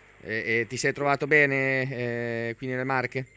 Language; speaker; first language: Italian; native; Italian